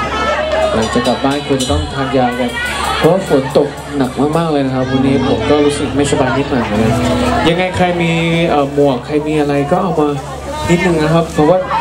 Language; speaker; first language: Thai; native; Thai